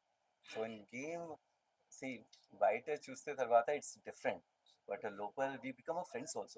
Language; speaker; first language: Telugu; non-native, learner; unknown